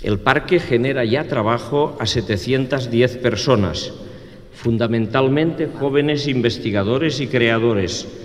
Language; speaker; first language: Spanish; non-native, local second language; Catalan